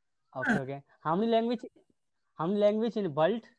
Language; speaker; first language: English; non-native, learner; Hindi